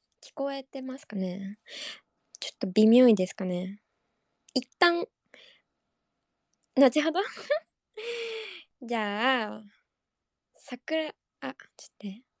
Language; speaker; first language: Japanese; native; Japanese